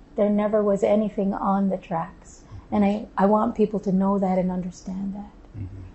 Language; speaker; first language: English; native; English